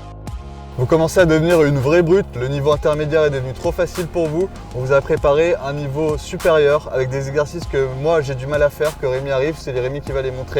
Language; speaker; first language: French; native; French